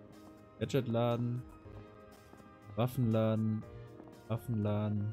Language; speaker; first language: German; native; German